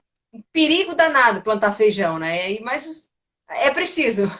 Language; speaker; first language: Portuguese; native; Portuguese